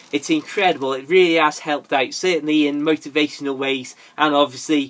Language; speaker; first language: English; native; English